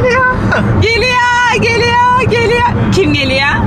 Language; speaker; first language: Turkish; native; Turkish